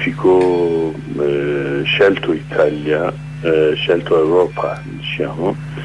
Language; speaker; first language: Italian; non-native, fluent; Kurdish